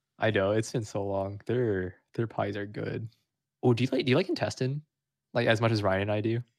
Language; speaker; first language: English; early bilingual, other home language; Vietnamese